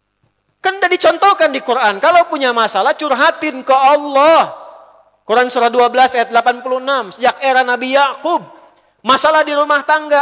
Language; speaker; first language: Indonesian; native; Indonesian